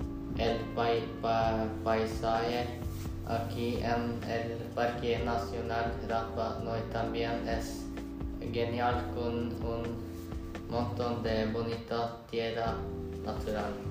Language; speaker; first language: Spanish; non-native, learner; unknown